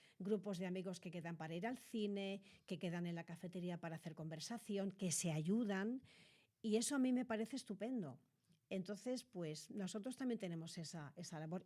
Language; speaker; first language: Spanish; native; Spanish